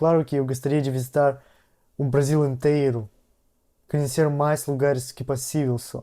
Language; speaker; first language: Portuguese; non-native, learner; Russian